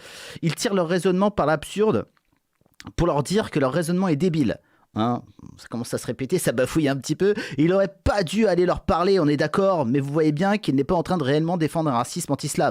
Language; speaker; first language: French; native; French